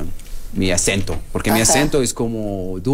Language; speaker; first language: Spanish; non-native, learner; Arabic